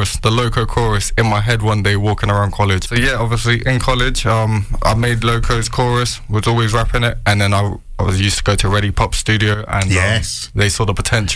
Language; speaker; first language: English; native; English